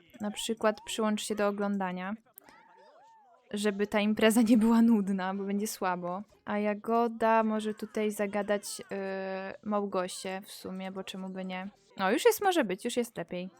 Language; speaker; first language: Polish; native; Polish